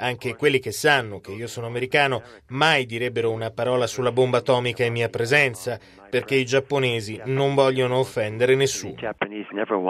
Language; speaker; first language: Italian; non-native, fluent; English